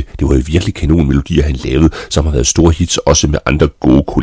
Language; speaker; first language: Danish; native; Danish